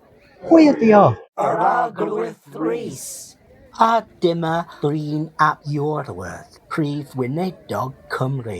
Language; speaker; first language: Welsh; non-native, learner; English